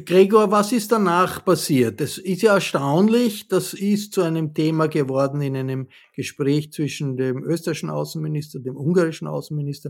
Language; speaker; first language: German; native; German